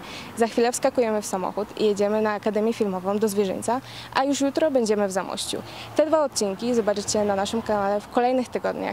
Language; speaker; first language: Polish; native; Polish